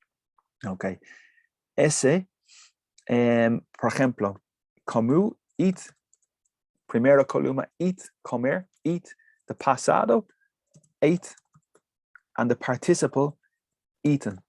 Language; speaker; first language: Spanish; non-native, fluent; English